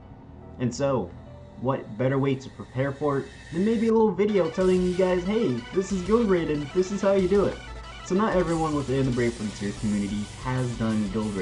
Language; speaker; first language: English; native; English